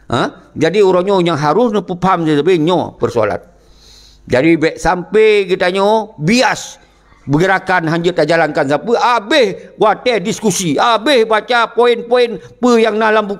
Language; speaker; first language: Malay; non-native, local second language; Achinese